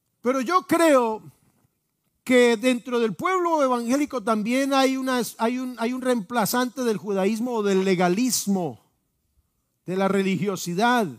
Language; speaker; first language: Spanish; native; Spanish